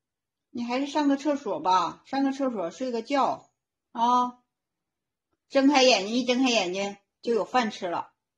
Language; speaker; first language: Chinese; native; Chinese